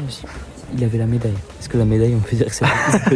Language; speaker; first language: French; native; French